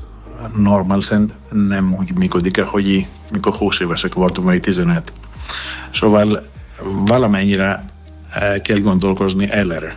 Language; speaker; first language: Hungarian; non-native, fluent; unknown